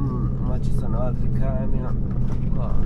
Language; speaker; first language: Italian; non-native, fluent; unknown